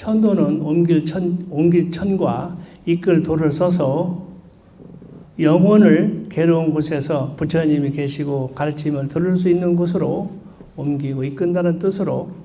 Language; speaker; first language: Korean; native; Korean